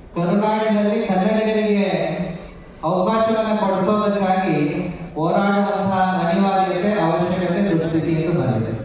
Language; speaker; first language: Kannada; native; Kannada